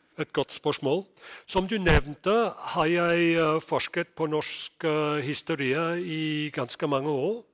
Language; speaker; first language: Norwegian; non-native, fluent; English